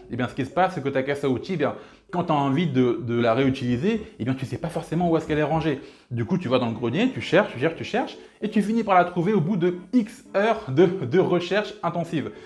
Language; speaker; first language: French; early bilingual, other home language; Lingala